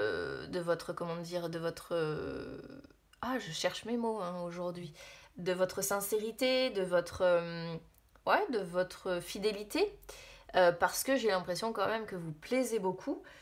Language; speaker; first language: French; native; French